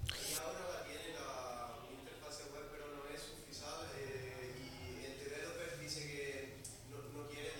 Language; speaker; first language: Spanish; non-native, learner; Italian